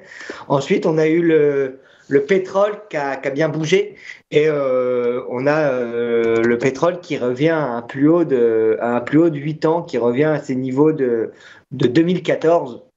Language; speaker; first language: French; native; French